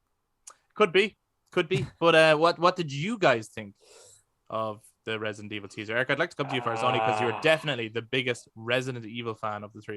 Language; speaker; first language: English; native; English